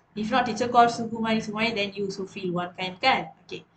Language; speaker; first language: English; non-native, local second language; Malay